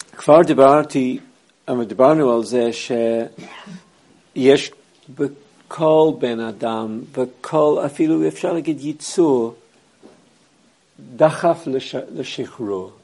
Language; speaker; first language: Hebrew; non-native, fluent; English